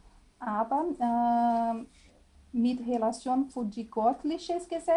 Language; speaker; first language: German; non-native, learner; Portuguese